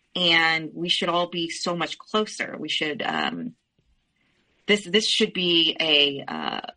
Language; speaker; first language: English; early bilingual, other home language; Spanish